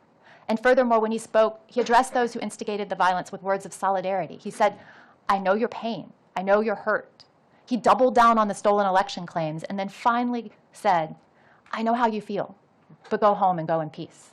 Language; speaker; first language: English; native; English